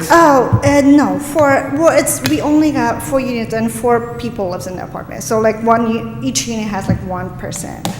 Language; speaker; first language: English; non-native, fluent; Polish